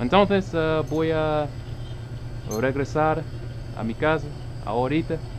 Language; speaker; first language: Spanish; non-native, learner; English